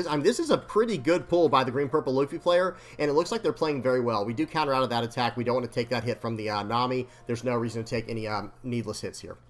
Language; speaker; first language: English; native; English